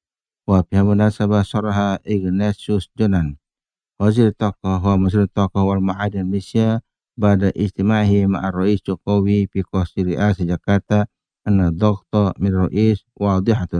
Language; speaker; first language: Arabic; non-native, fluent; Indonesian